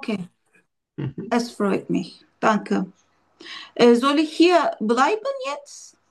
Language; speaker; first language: German; non-native, learner; Turkish